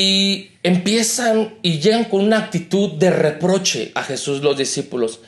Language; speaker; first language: Spanish; native; Spanish